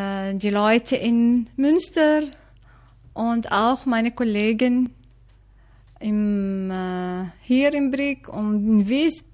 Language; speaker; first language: German; non-native, learner; Arabic